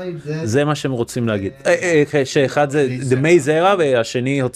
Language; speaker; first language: Hebrew; non-native, fluent; English